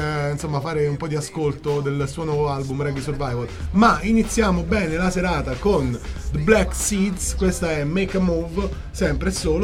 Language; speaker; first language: Italian; native; Italian